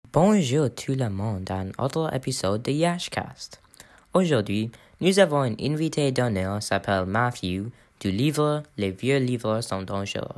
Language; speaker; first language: French; non-native, learner; English